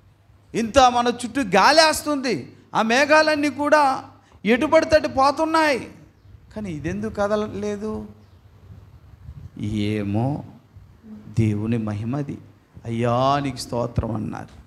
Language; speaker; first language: Telugu; native; Telugu